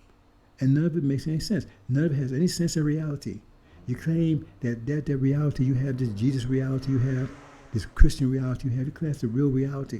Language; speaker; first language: English; native; English